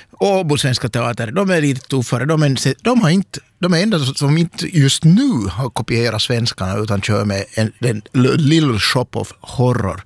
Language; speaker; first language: Swedish; native; Swedish